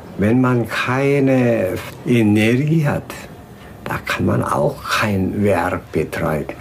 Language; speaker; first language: German; non-native, fluent; Korean